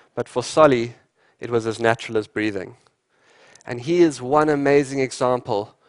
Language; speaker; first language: English; native; English